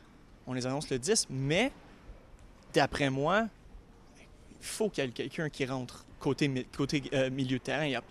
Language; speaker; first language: French; native; French